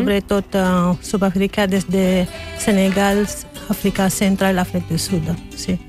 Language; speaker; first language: Catalan; non-native, learner; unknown